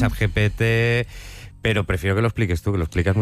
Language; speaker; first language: Spanish; native; Spanish